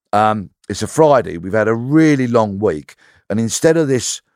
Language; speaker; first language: English; native; English